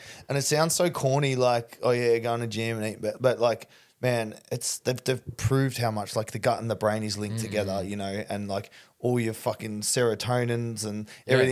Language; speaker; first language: English; native; English